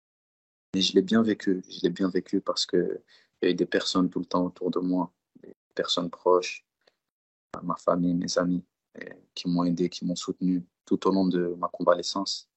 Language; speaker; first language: French; early bilingual, other home language; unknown